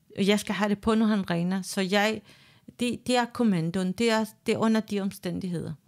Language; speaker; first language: Danish; non-native, fluent; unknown